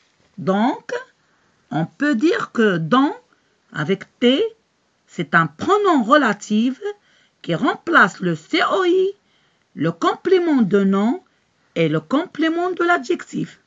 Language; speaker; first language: French; non-native, local second language; Arabic